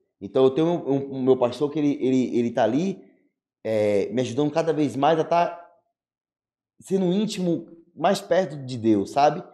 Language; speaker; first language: Portuguese; native; Portuguese